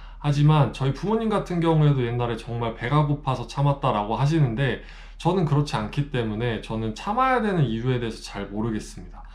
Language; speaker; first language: Korean; native; Korean